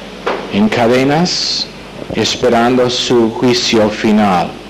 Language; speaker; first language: Spanish; non-native, fluent; English